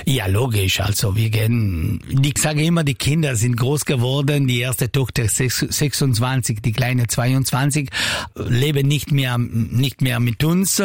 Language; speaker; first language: German; non-native, learner; Italian